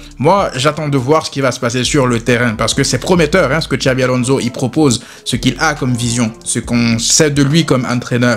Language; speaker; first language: French; native; French